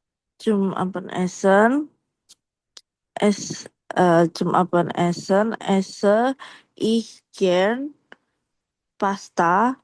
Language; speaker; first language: German; non-native, learner; Indonesian